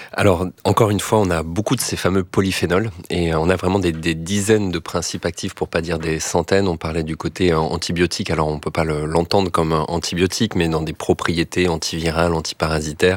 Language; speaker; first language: French; native; French